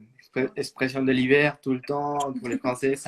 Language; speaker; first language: French; non-native, fluent; Spanish